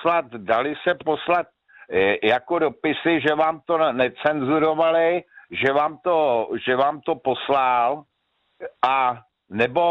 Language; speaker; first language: Czech; native; Czech